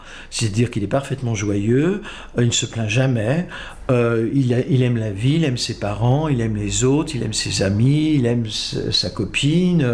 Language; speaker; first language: French; native; French